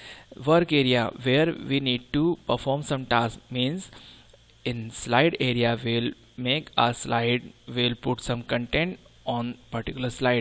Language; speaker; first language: English; non-native, local second language; Hindi